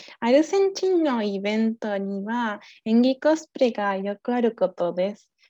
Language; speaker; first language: Japanese; non-native, learner; Spanish